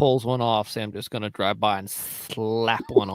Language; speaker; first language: English; native; English